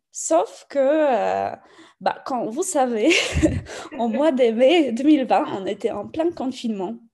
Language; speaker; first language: French; non-native, fluent; Polish